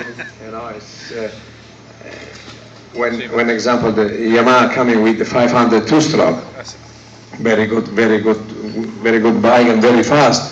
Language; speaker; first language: English; non-native, learner; Italian